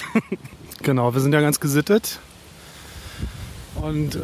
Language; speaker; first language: German; native; German